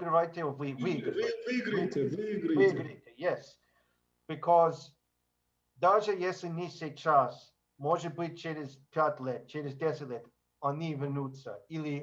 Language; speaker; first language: Russian; non-native, learner; English